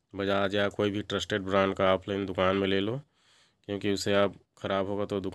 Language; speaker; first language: Hindi; native; Hindi